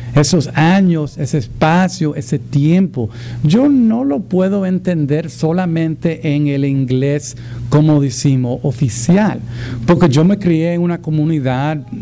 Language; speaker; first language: Spanish; early bilingual, heritage; Spanish